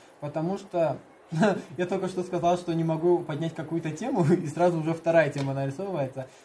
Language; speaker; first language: Russian; non-native, local second language; Karachay-Balkar